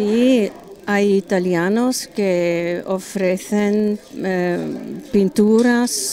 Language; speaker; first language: Spanish; non-native, learner; German